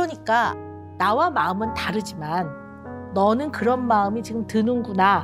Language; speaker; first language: Korean; native; Korean